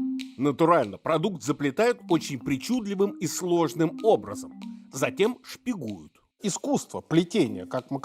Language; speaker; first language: Russian; native; Russian